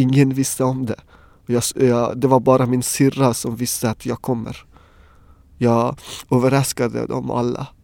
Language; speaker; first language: Swedish; non-native, fluent; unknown